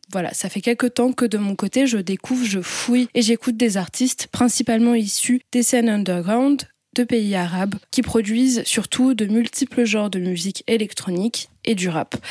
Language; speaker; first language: French; native; French